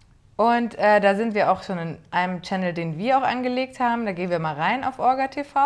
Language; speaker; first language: German; native; German